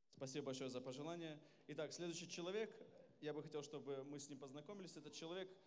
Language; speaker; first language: Russian; native; Russian